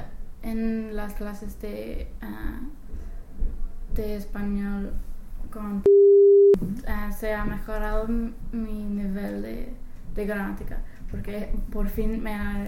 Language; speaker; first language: Spanish; non-native, fluent; English